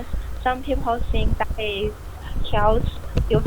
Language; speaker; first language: English; non-native, learner; Chinese